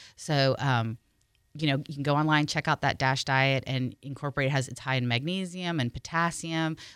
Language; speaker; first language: English; native; English